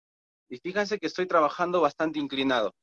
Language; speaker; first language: Portuguese; non-native, learner; Spanish